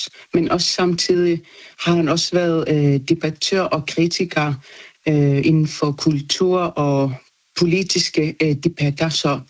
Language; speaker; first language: Danish; non-native, local second language; Kalaallisut